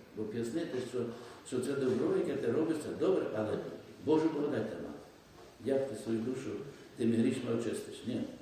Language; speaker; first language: Ukrainian; native; Ukrainian